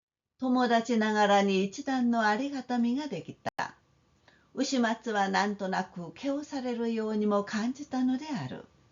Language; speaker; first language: Japanese; non-native, fluent; Korean